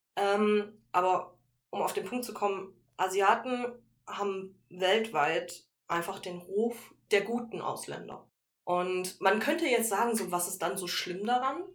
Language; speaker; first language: German; native; German